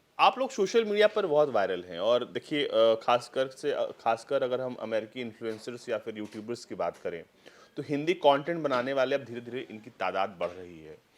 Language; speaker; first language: Hindi; native; Hindi